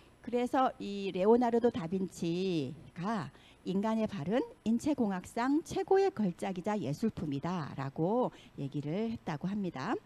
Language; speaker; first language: Korean; native; Korean